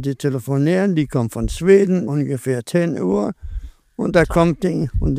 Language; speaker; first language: German; non-native, learner; Danish